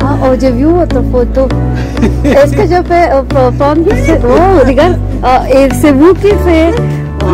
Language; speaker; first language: French; non-native, learner; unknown